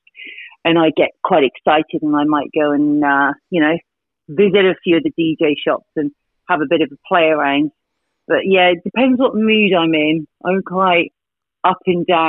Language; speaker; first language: English; native; English